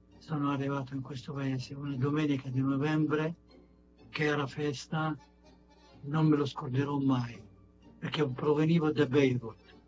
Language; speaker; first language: Italian; non-native, fluent; Arabic